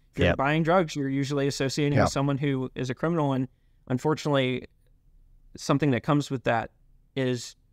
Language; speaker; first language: English; native; English